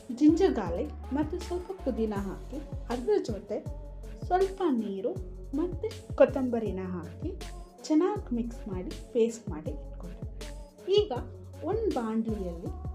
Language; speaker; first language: Kannada; non-native, local second language; Kodava